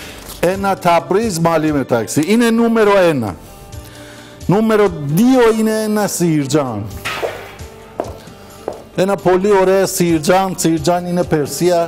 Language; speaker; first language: Greek; non-native, learner; Persian